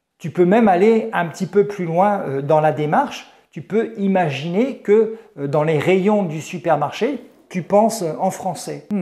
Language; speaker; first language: French; native; French